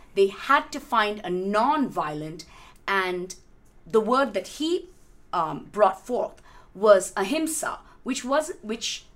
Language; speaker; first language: English; non-native, local second language; Malayalam